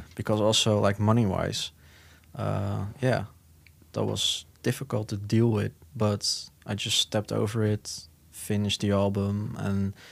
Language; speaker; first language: English; non-native, fluent; Dutch